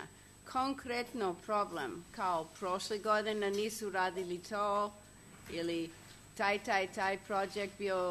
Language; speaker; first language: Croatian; non-native, learner; English